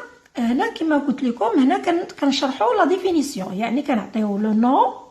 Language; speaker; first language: Arabic; native; Arabic